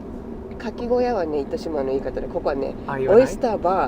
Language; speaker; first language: Japanese; native; Japanese